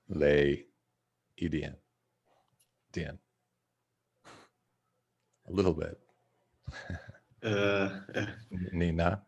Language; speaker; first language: Chinese; non-native, learner; English